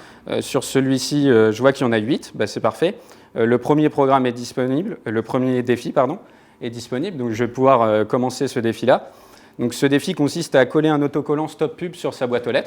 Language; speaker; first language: French; native; French